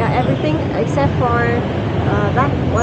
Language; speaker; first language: English; non-native, learner; Vietnamese